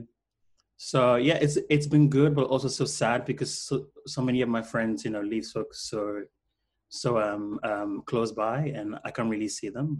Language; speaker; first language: English; non-native, local second language; Krio